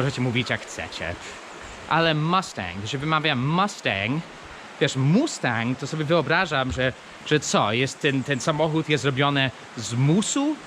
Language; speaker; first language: Polish; non-native, fluent; English